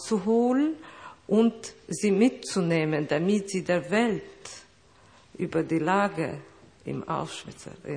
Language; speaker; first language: German; non-native, fluent; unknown